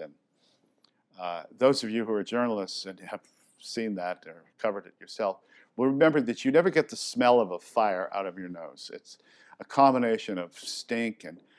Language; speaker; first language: English; native; English